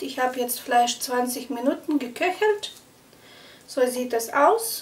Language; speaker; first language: German; non-native, fluent; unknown